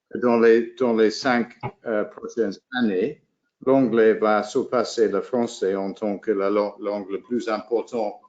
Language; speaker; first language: French; non-native, fluent; English